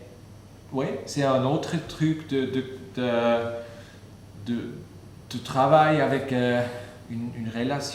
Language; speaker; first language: French; non-native, fluent; German